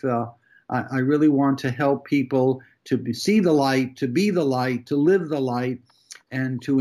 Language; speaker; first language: English; native; English